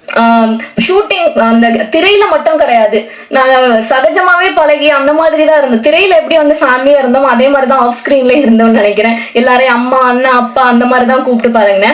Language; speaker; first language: Tamil; native; Tamil